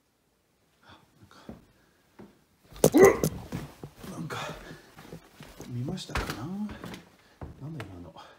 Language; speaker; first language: Japanese; non-native, fluent; French